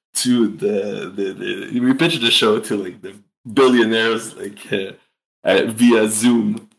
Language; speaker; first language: English; native; English